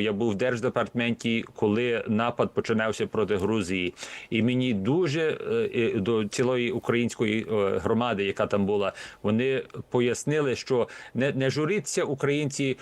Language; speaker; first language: Ukrainian; early bilingual, heritage; Ukrainian